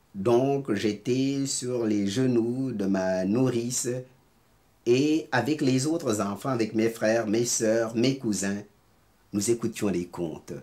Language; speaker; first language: French; non-native, local second language; Serer